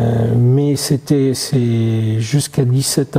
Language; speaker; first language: French; non-native, fluent; Arabic